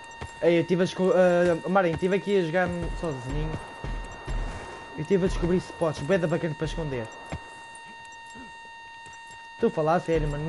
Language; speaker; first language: Portuguese; native; Portuguese